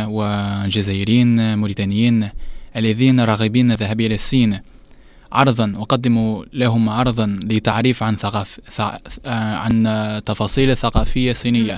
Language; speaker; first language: Arabic; non-native, learner; Chinese